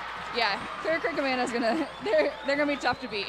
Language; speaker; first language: English; native; English